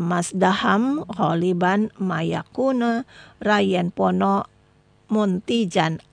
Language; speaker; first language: Arabic; non-native, fluent; Indonesian